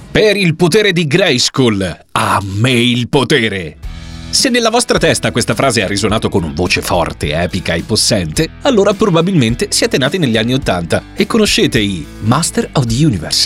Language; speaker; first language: Italian; native; Italian